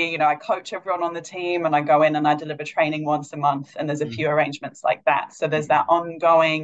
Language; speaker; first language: English; native; English